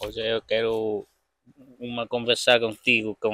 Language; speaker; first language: Portuguese; non-native, learner; Vietnamese